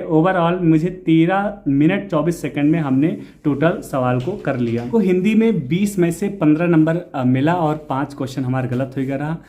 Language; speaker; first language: Hindi; native; Hindi